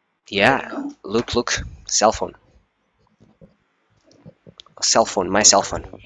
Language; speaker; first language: English; non-native, learner; Portuguese